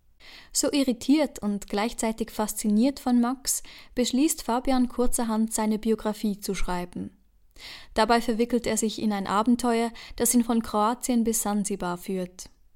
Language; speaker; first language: German; native; German